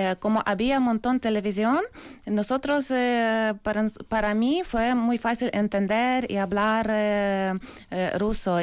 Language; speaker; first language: Spanish; non-native, learner; Ukrainian